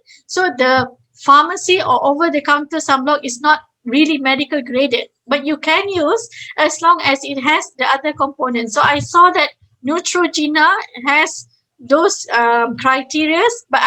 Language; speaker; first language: English; non-native, fluent; Malay